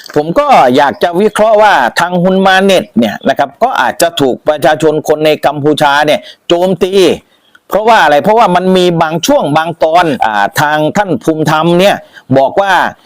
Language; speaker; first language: Thai; native; Thai